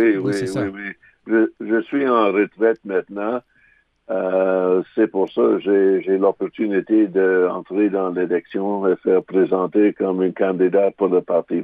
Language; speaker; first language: French; non-native, local second language; English